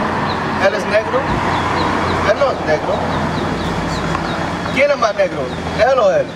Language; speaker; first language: Spanish; non-native, fluent; English